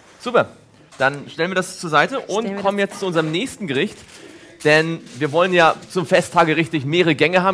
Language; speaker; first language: German; native; German